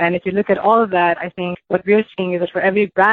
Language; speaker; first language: English; non-native, local second language; Hindi